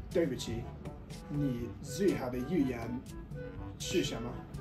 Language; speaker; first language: Chinese; non-native, learner; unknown